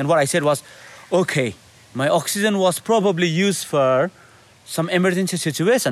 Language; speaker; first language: English; non-native, local second language; Nepali